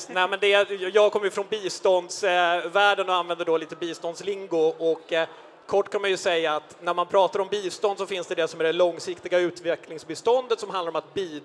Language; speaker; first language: Swedish; native; Swedish